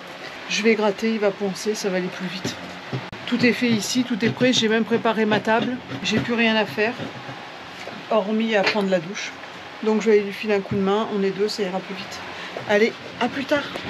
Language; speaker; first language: French; native; French